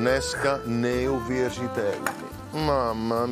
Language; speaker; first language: Czech; non-native, learner; Italian